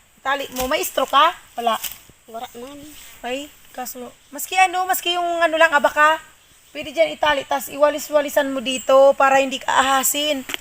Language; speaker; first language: Filipino; non-native, local second language; Bikol